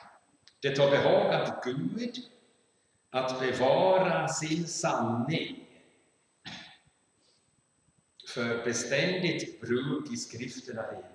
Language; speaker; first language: Swedish; non-native, fluent; German